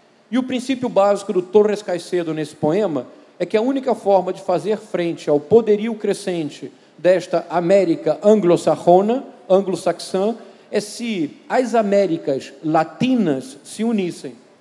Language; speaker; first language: Portuguese; native; Portuguese